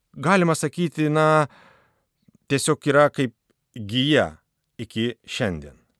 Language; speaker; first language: Lithuanian; native; Lithuanian